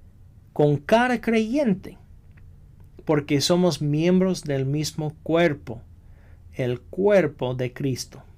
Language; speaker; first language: Spanish; non-native, fluent; English